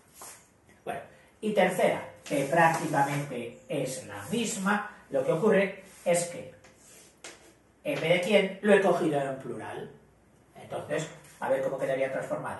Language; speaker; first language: Spanish; native; Spanish